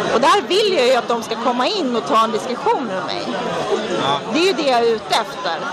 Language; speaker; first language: Swedish; native; Swedish